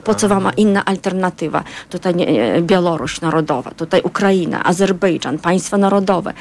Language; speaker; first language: Polish; non-native, fluent; Azerbaijani